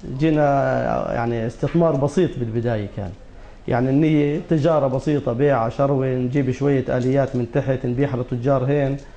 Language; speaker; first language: Arabic; native; Arabic